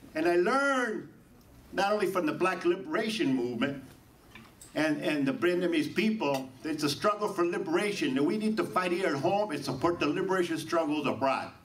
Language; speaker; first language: English; native; English